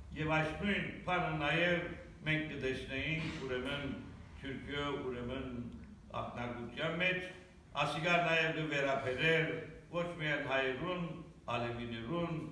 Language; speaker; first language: Armenian; early bilingual, heritage; Armenian